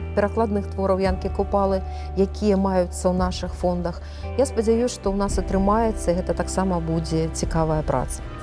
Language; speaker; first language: Belarusian; native; Belarusian